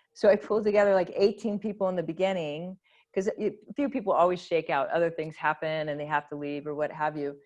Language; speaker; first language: English; native; English